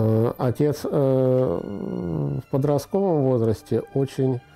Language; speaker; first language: Russian; native; Russian